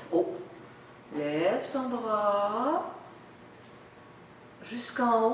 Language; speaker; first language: French; native; French